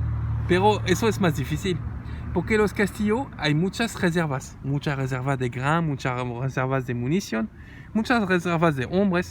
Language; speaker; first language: Spanish; non-native, learner; French